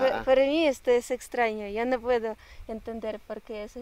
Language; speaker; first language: Spanish; non-native, learner; Ukrainian